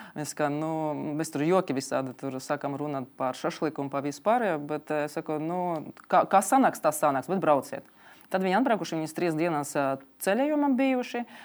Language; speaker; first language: Latvian; non-native, local second language; Russian